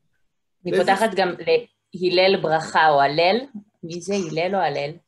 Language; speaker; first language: Hebrew; native; Hebrew